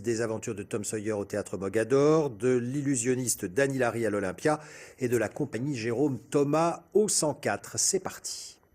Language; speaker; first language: French; native; French